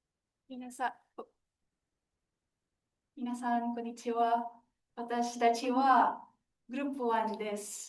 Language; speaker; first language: Japanese; non-native, learner; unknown